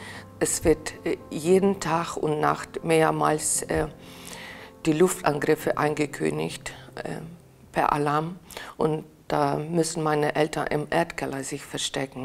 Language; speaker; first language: German; non-native, fluent; Ukrainian